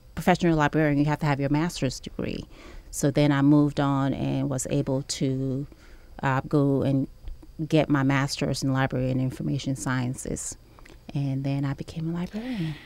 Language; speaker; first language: English; early bilingual, other home language; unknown